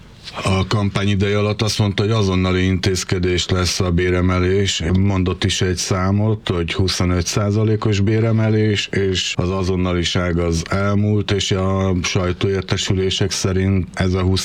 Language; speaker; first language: Hungarian; native; Hungarian